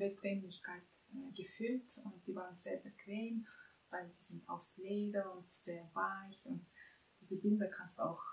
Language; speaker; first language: German; non-native, fluent; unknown